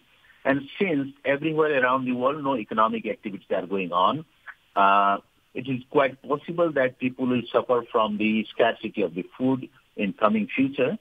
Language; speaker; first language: English; non-native, fluent; Nepali